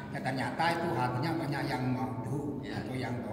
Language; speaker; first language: Indonesian; native; Indonesian